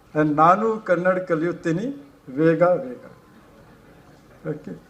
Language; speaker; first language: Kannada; non-native, learner; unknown